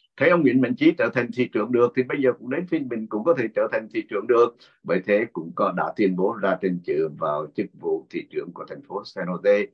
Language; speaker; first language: Vietnamese; native; Vietnamese